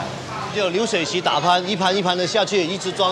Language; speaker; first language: Chinese; native; Chinese